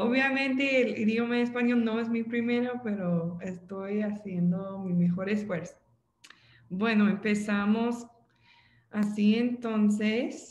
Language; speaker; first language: Spanish; non-native, fluent; English